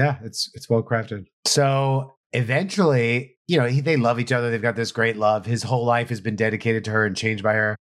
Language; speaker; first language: English; native; English